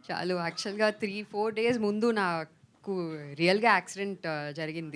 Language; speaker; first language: Telugu; non-native, fluent; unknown